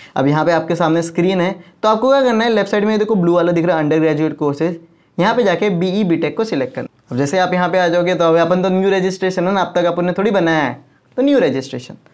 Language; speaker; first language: Hindi; non-native, local second language; Marwari